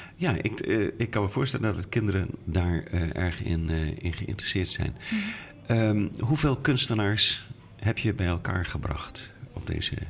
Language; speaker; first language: Dutch; native; Dutch